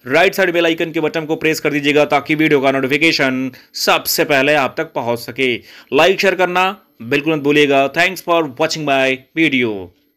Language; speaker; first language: Hindi; native; Hindi